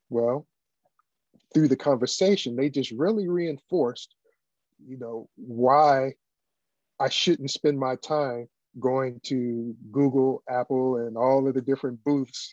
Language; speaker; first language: English; native; English